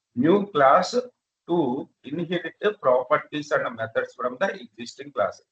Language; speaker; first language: English; non-native, local second language; Telugu